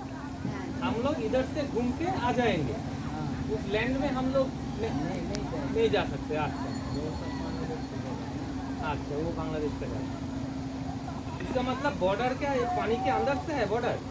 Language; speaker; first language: Hindi; non-native, local second language; Bangla